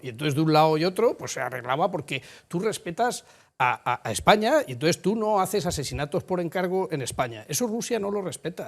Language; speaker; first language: Spanish; native; Spanish